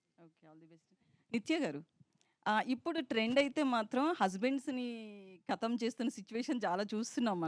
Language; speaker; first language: Telugu; native; Telugu